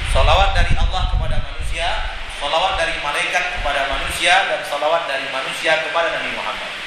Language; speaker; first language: Indonesian; non-native, local second language; Minangkabau